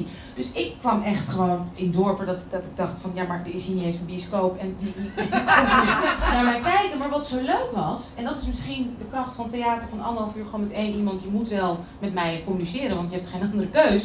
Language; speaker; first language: Dutch; native; Dutch